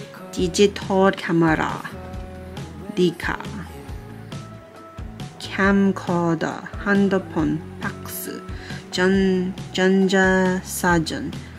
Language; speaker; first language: Korean; non-native, learner; English